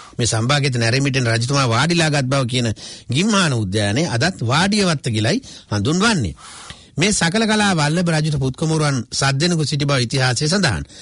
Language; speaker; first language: Sinhala; native; Sinhala